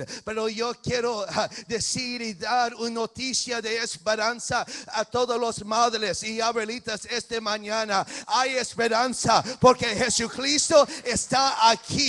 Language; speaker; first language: Spanish; early bilingual, heritage; English